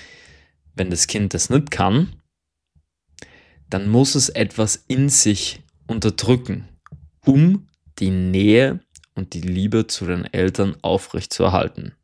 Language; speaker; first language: German; native; German